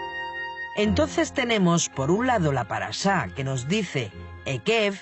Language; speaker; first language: Spanish; native; Spanish